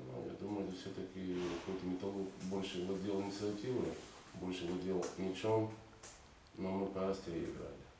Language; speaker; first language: Russian; native; Russian